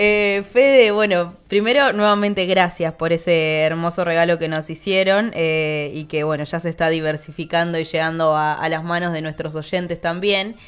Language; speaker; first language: Spanish; native; Spanish